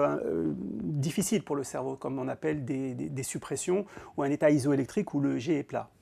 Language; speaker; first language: French; native; French